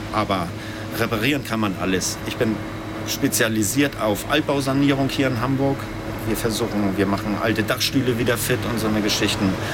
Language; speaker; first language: German; native; German